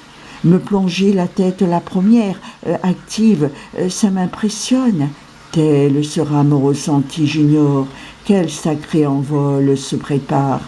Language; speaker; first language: French; native; French